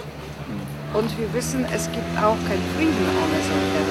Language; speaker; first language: German; non-native, fluent; Polish